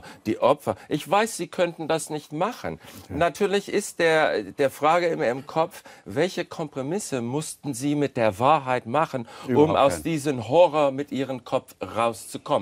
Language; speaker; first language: German; non-native, fluent; English